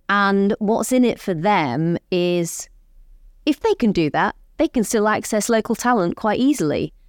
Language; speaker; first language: English; native; English